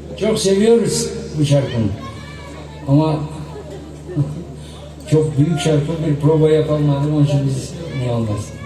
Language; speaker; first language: Turkish; non-native, learner; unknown